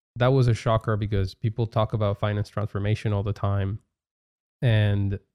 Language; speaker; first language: English; non-native, fluent; Spanish